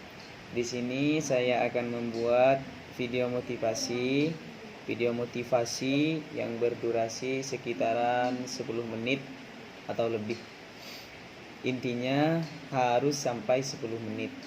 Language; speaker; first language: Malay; non-native, local second language; Madurese